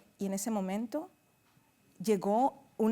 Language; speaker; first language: Spanish; native; Spanish